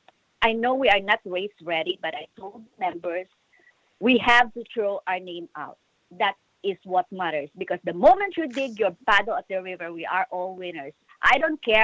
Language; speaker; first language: English; non-native, local second language; Filipino